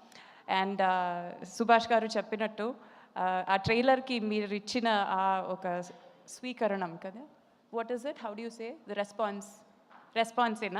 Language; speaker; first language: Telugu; non-native, fluent; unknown